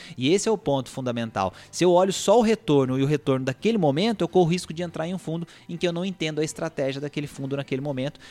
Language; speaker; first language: Portuguese; native; Portuguese